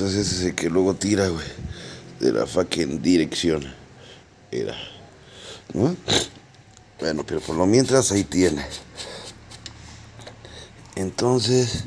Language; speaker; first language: Spanish; native; Spanish